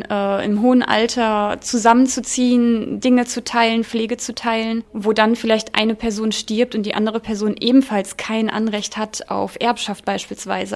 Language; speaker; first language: German; native; German